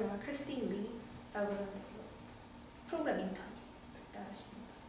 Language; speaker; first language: Korean; early bilingual, heritage; English